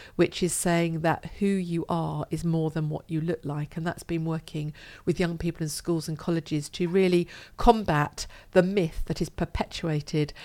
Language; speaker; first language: English; native; English